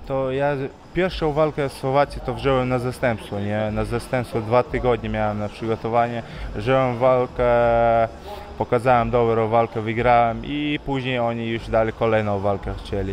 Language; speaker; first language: Polish; non-native, fluent; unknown